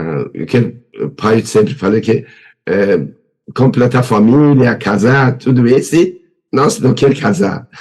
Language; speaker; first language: Portuguese; non-native, learner; Persian